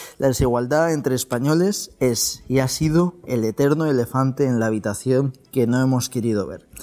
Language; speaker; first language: Spanish; native; Spanish